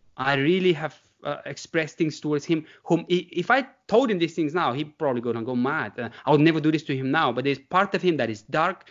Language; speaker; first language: English; non-native, fluent; Bulgarian